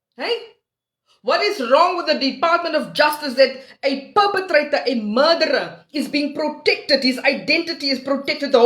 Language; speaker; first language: English; non-native, local second language; Afrikaans